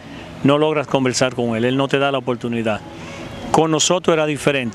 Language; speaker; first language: Spanish; native; Spanish